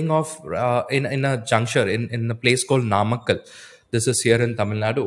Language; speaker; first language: English; non-native, local second language; Tamil